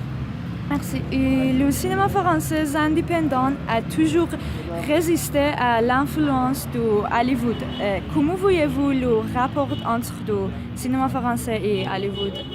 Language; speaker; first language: French; non-native, learner; Persian